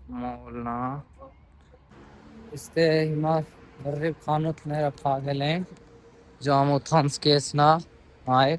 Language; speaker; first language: Armenian; non-native, learner; Hindi